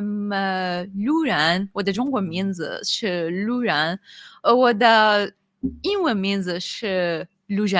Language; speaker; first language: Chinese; non-native, fluent; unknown